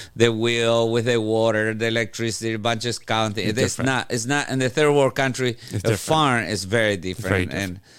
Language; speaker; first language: English; non-native, fluent; Spanish